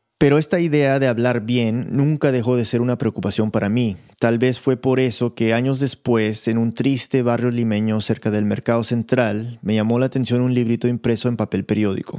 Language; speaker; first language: Spanish; early bilingual, heritage; Spanish